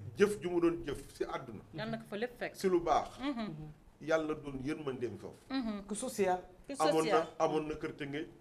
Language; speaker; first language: Wolof; native; Wolof